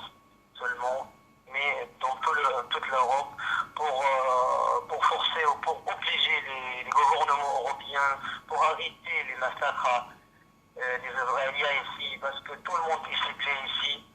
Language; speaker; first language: French; non-native, fluent; Arabic